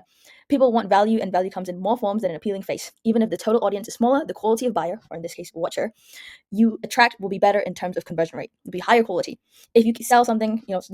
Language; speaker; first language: English; native; English